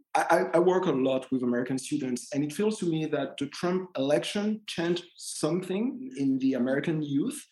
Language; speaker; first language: English; non-native, fluent; French